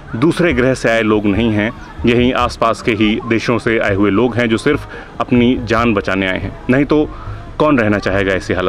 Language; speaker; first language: Hindi; native; Hindi